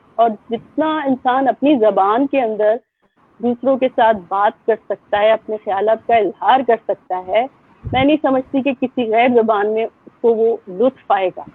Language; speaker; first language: Urdu; native; Urdu